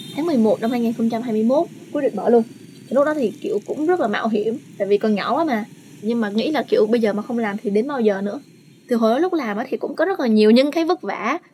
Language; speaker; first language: Vietnamese; native; Vietnamese